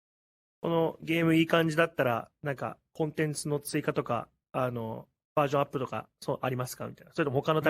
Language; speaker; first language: Japanese; native; Japanese